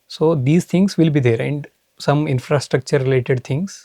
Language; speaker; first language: English; non-native, local second language; Kannada